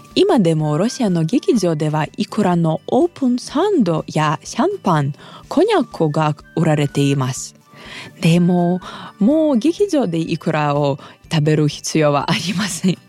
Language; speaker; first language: Japanese; non-native, fluent; Russian